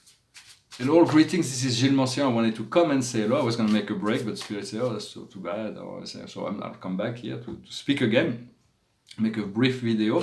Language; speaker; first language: English; non-native, fluent; French